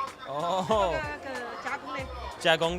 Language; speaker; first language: Chinese; non-native, learner; English